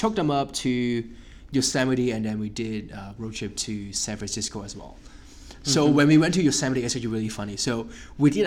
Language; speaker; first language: English; non-native, local second language; Cantonese